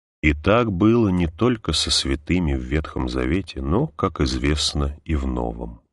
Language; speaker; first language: Russian; native; Russian